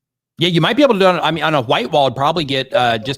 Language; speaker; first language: English; native; English